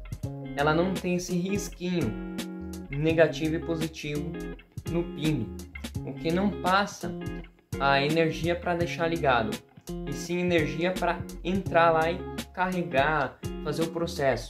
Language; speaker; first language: Portuguese; native; Portuguese